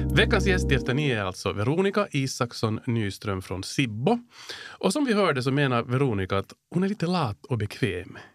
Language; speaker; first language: Swedish; native; Swedish